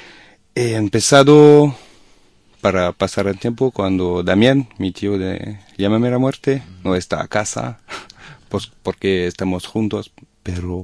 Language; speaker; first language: Spanish; non-native, learner; French